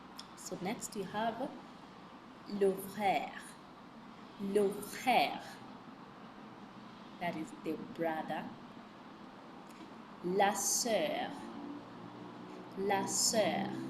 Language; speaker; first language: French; non-native, fluent; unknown